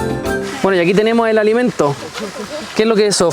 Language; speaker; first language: Spanish; native; Spanish